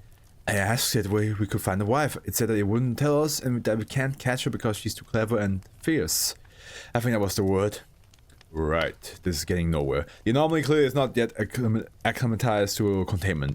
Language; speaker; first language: English; non-native, fluent; German